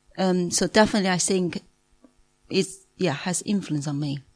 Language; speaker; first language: English; non-native, fluent; Chinese